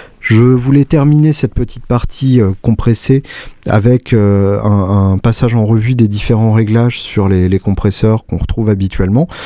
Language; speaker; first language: French; native; French